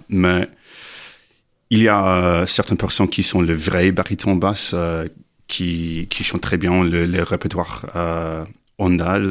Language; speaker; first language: French; non-native, learner; English